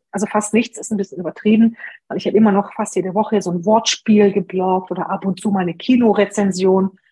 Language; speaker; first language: German; early bilingual, other home language; Hungarian